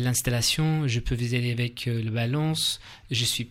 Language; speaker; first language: French; non-native, learner; English